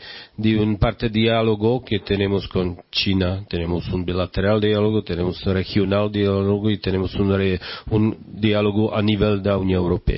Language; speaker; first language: Spanish; non-native, learner; Czech